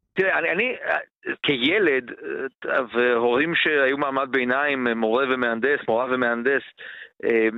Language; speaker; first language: Hebrew; non-native, fluent; Romanian